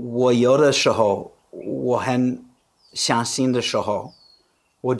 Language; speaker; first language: Chinese; non-native, fluent; English